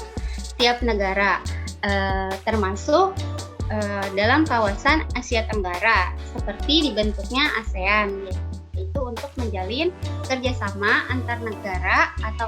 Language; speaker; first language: Indonesian; native; Indonesian